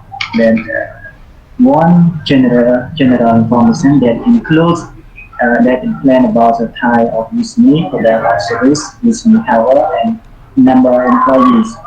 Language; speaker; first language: English; non-native, learner; Khmer